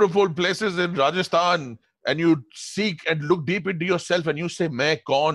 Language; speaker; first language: English; non-native, local second language; Hindi